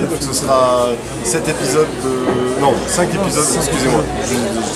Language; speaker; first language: French; native; French